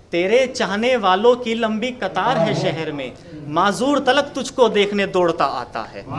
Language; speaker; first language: Hindi; native; Hindi